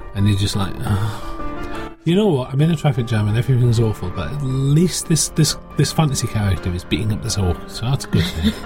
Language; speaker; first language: English; native; English